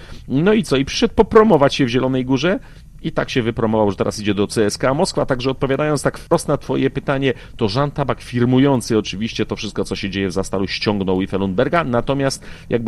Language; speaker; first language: Polish; native; Polish